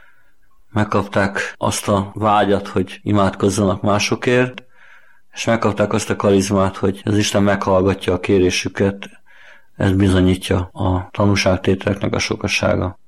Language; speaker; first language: Hungarian; native; Hungarian